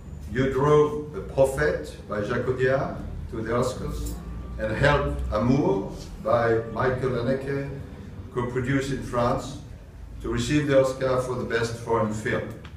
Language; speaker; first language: English; non-native, fluent; French